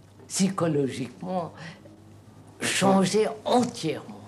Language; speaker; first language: French; non-native, fluent; Telugu